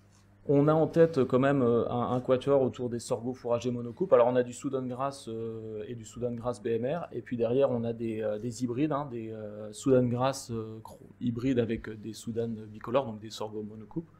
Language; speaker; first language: French; native; French